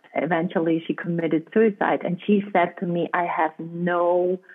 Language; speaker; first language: English; non-native, fluent; German